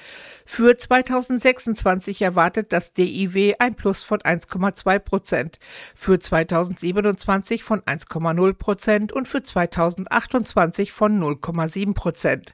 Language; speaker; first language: German; native; German